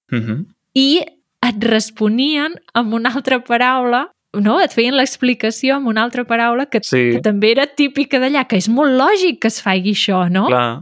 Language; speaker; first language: Catalan; native; Catalan